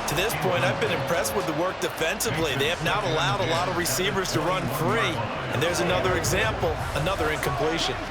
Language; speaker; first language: English; native; English